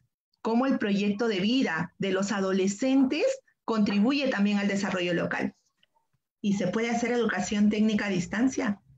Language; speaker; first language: Spanish; native; Spanish